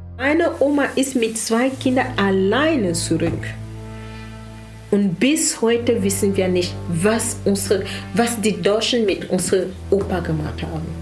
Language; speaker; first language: German; non-native, learner; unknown